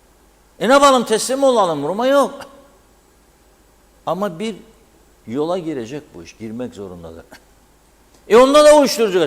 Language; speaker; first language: Turkish; native; Turkish